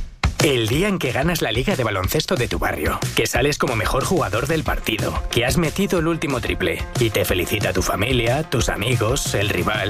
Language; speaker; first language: Spanish; native; Spanish